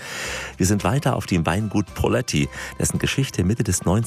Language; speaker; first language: German; native; German